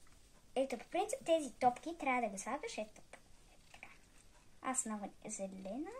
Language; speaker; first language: Bulgarian; early bilingual, heritage; Bulgarian